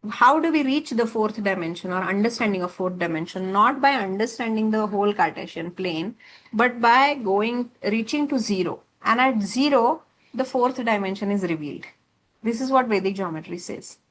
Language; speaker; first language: English; non-native, local second language; Marathi